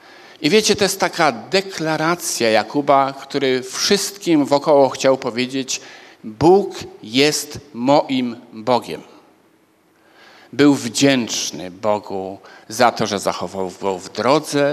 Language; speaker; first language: Polish; native; Polish